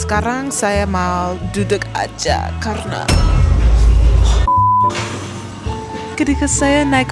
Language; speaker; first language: Indonesian; non-native, learner; English